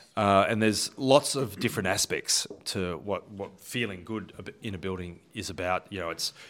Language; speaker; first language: English; native; English